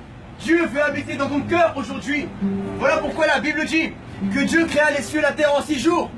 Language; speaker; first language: French; non-native, fluent; Spanish